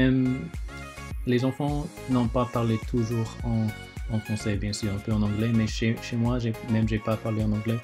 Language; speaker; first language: French; early bilingual, other home language; Chinese